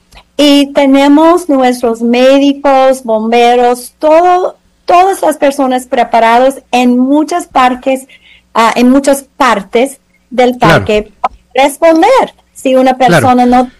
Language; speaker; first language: Spanish; non-native, fluent; English